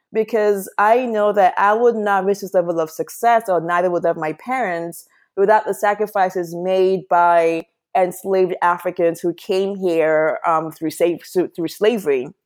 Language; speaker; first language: English; non-native, local second language; Yoruba